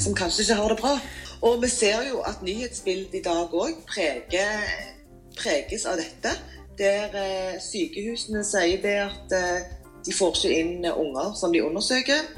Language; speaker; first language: Norwegian; native; Norwegian